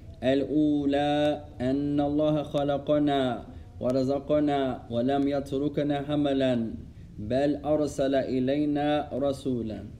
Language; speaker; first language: Arabic; non-native, fluent; English